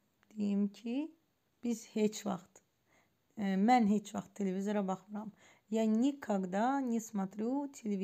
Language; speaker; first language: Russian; non-native, fluent; Azerbaijani